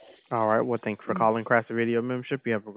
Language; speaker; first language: English; native; English